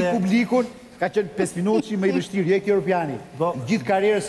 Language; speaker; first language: Albanian; native; Albanian